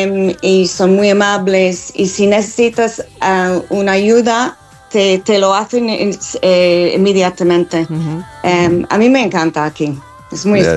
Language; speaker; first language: Spanish; non-native, fluent; English